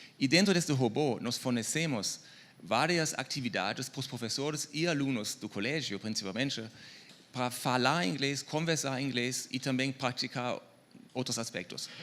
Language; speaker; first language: Portuguese; non-native, fluent; German